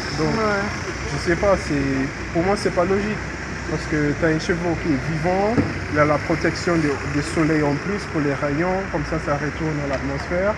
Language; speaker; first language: French; non-native, fluent; English